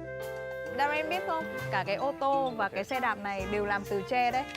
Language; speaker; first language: Vietnamese; native; Vietnamese